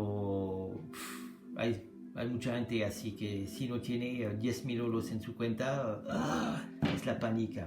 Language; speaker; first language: Spanish; non-native, learner; French